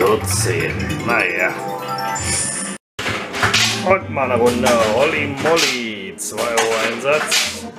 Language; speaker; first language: German; native; German